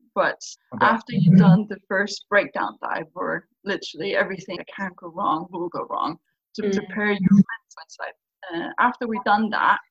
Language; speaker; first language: English; non-native, fluent; Faroese